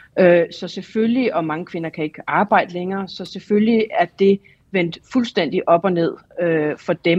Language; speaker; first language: Danish; native; Danish